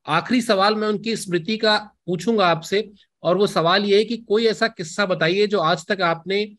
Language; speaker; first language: Hindi; native; Hindi